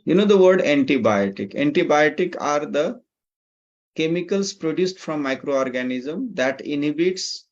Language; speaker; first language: English; non-native, local second language; Nepali